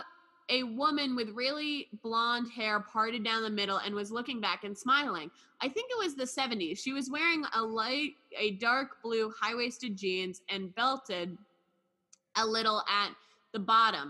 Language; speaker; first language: English; native; English